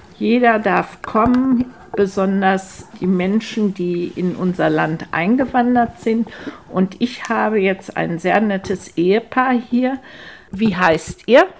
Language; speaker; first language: German; native; German